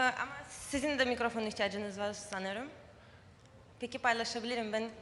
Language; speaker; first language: Turkish; non-native, fluent; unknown